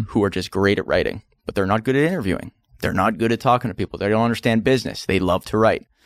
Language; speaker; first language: English; native; English